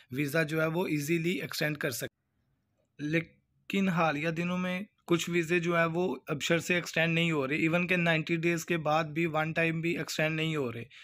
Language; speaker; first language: Urdu; non-native, local second language; Punjabi